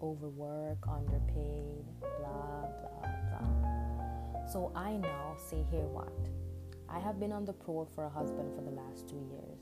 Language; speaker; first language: English; non-native, local second language; Jamaican Creole English